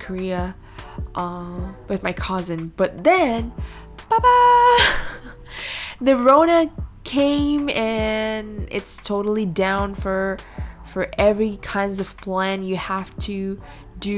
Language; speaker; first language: English; non-native, fluent; Indonesian